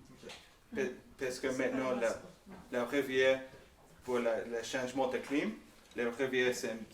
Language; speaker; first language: French; non-native, learner; English